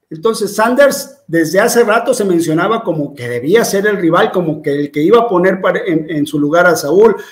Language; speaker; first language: Spanish; native; Spanish